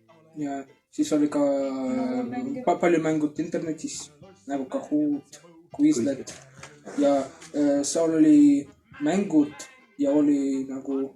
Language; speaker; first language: Estonian; non-native, learner; Russian